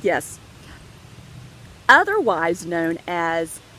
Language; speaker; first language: English; native; English